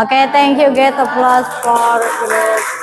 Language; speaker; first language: English; non-native, learner; Indonesian